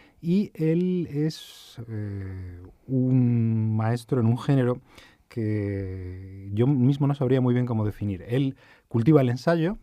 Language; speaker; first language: Spanish; native; Spanish